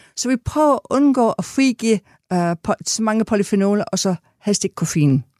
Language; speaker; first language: Danish; non-native, fluent; English